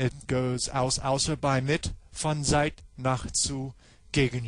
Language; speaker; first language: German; non-native, fluent; English